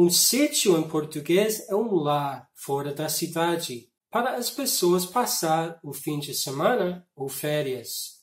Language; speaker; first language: Portuguese; non-native, fluent; English